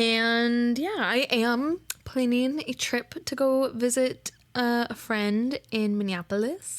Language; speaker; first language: English; native; English